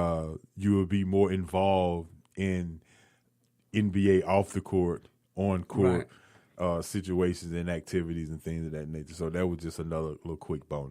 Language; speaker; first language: English; native; English